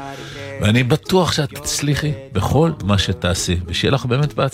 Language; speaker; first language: Hebrew; native; Hebrew